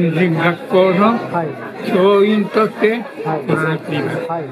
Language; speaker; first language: Japanese; early bilingual, heritage; Spanish